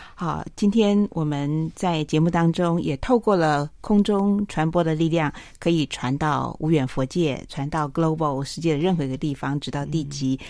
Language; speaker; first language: Chinese; native; Chinese